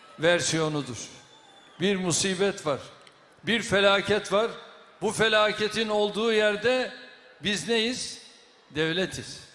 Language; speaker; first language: Turkish; native; Turkish